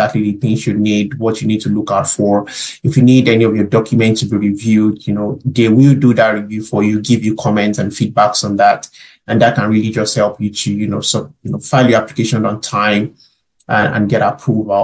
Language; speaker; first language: English; non-native, local second language; Yoruba